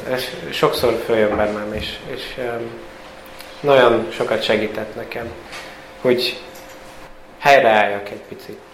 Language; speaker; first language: Hungarian; early bilingual, heritage; Hungarian